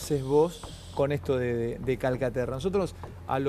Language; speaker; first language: Spanish; native; Spanish